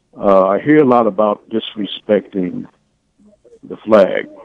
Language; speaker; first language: English; native; English